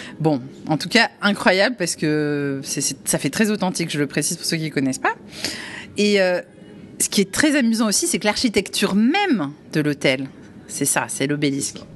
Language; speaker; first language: French; native; French